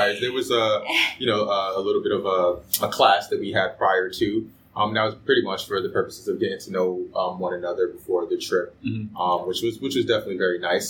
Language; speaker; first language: English; early bilingual, other home language; Akan